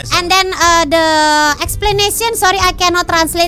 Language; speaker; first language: English; non-native, learner; Indonesian